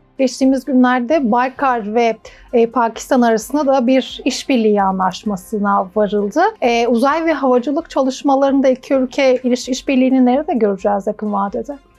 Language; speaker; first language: Turkish; native; Turkish